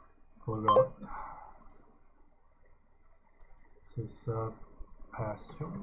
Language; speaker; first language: French; non-native, learner; English